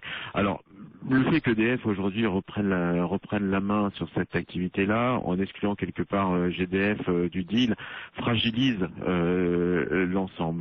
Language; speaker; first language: French; native; French